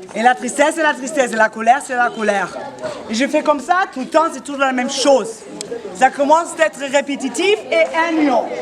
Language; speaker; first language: French; non-native, fluent; German